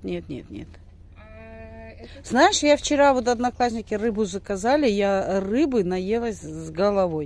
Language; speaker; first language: Russian; native; Russian